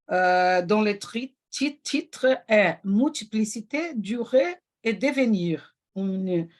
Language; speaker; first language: French; non-native, fluent; Portuguese